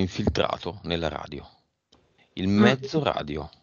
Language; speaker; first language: Italian; native; Italian